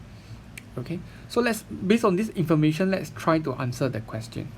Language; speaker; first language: English; native; English